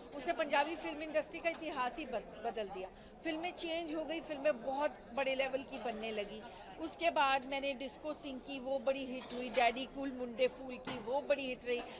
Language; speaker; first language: Hindi; non-native, local second language; Punjabi